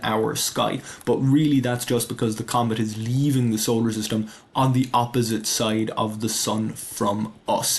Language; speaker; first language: English; native; English